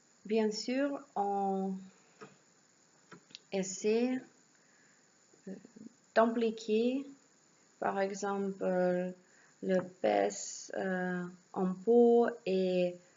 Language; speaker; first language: French; non-native, learner; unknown